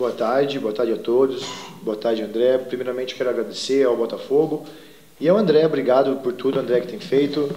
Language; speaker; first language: Portuguese; native; Portuguese